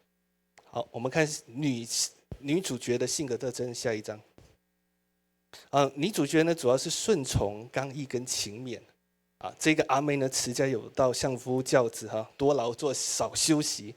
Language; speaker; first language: Chinese; native; Chinese